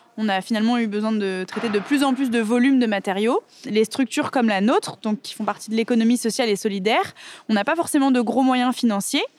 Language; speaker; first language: French; native; French